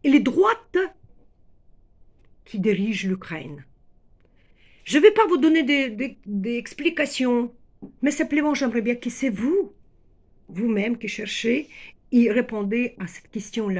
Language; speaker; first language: French; non-native, fluent; Ukrainian